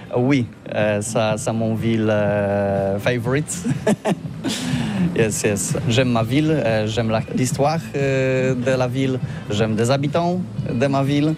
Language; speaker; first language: French; non-native, learner; Polish